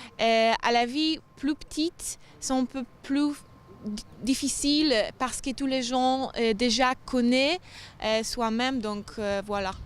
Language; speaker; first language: French; non-native, learner; Polish